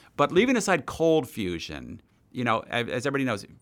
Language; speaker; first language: English; native; English